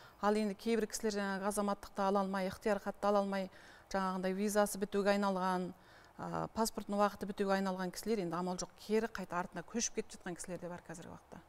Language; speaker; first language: Kazakh; early bilingual, heritage; Kazakh